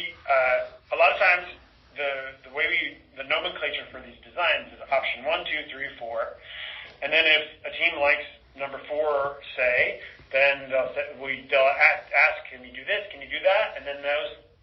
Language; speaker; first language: English; native; English